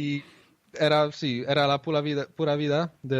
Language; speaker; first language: Spanish; non-native, fluent; Polish